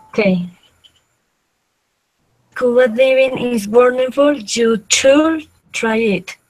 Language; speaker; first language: English; non-native, learner; Spanish